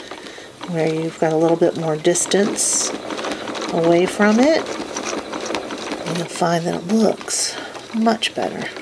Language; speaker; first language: English; native; English